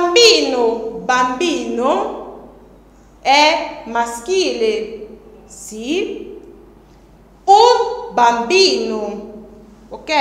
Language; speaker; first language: Italian; non-native, fluent; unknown